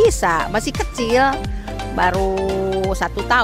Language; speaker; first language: Indonesian; non-native, local second language; Sundanese